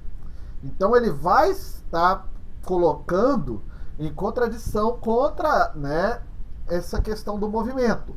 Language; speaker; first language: Portuguese; native; Portuguese